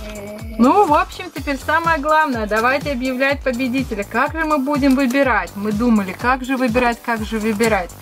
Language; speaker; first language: Russian; native; Russian